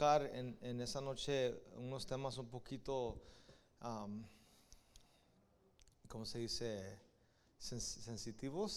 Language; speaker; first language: Spanish; early bilingual, heritage; Spanish